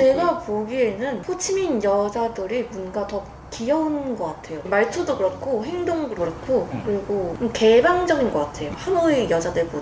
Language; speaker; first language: Korean; non-native, fluent; Vietnamese